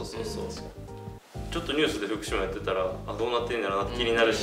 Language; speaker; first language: Japanese; native; Japanese